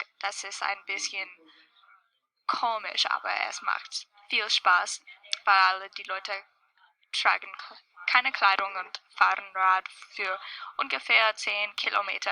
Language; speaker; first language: German; non-native, learner; English